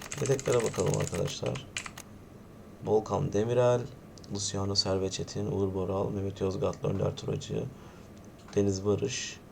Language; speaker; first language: Turkish; native; Turkish